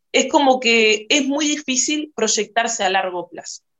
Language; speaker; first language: Spanish; native; Spanish